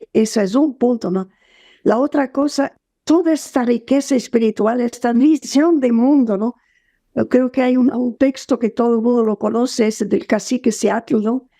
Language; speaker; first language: Spanish; non-native, fluent; Portuguese